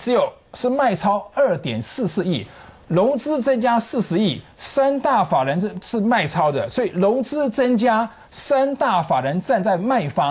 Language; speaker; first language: Chinese; native; Chinese